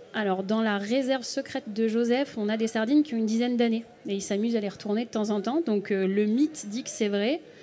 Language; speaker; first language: French; native; French